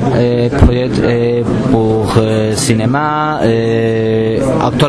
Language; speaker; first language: French; non-native, learner; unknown